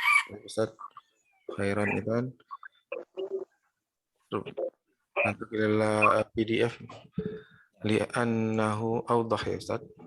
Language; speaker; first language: Arabic; non-native, fluent; Indonesian